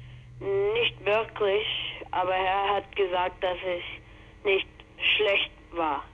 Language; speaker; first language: German; non-native, learner; Spanish